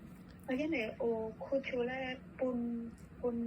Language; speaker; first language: Chinese; non-native, learner; Indonesian